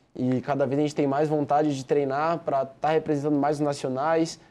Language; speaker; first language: Portuguese; native; Portuguese